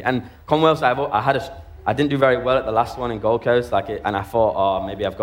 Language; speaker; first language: English; native; English